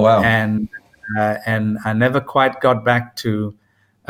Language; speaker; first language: English; non-native, local second language; Tamil